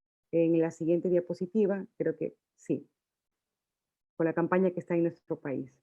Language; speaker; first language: Spanish; native; Spanish